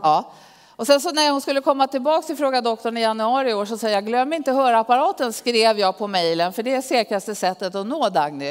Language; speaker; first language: Swedish; native; Swedish